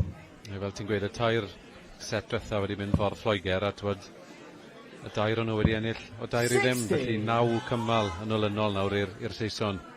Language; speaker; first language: Welsh; native; Welsh